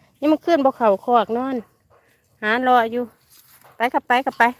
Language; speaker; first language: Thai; non-native, local second language; Lao